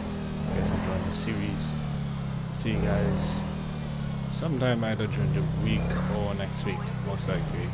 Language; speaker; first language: English; native; English